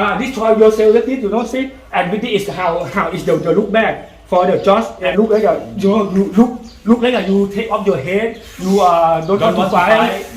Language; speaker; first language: English; non-native, learner; Thai